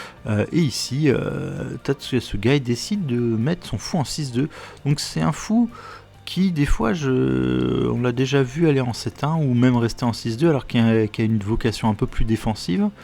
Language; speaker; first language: French; native; French